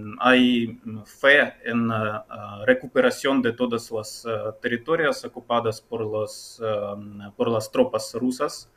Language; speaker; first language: Spanish; non-native, fluent; Ukrainian